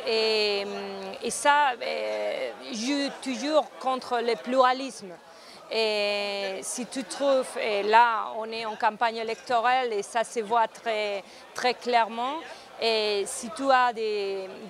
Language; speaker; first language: French; non-native, fluent; Spanish